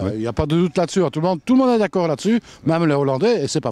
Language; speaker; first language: French; native; French